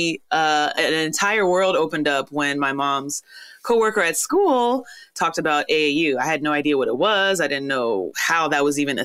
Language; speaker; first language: English; native; English